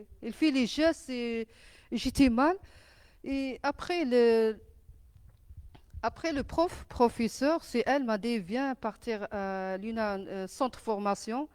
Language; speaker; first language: French; non-native, learner; Arabic